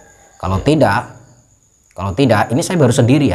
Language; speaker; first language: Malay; non-native, local second language; Javanese